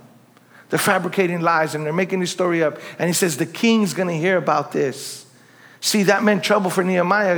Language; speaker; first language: English; native; English